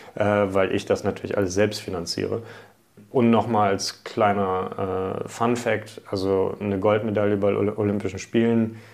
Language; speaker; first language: German; early bilingual, other home language; Hungarian